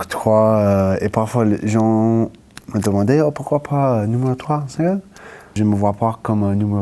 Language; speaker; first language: French; non-native, fluent; English